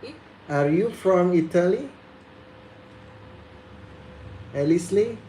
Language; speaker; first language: English; non-native, learner; Indonesian